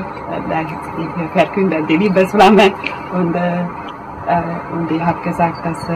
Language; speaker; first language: German; non-native, learner; Hungarian